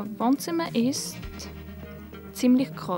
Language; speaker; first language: German; non-native, learner; Russian